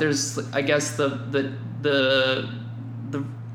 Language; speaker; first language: English; native; English